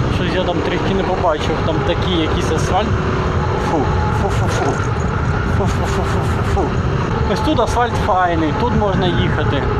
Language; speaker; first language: Ukrainian; non-native, local second language; Russian